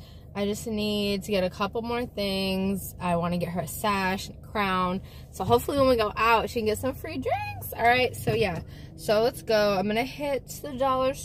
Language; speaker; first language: English; native; English